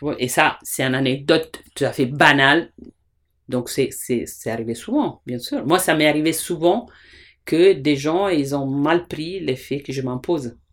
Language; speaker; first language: French; non-native, fluent; Italian